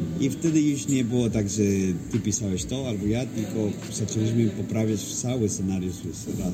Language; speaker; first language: Polish; non-native, fluent; Spanish